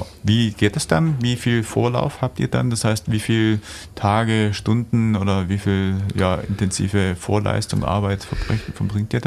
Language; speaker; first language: German; native; German